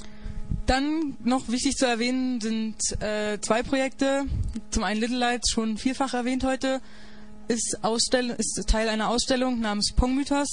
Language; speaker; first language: German; native; German